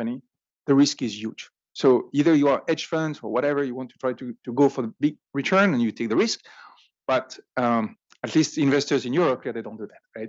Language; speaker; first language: English; non-native, fluent; French